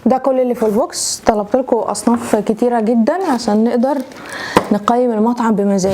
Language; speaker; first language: Arabic; native; Arabic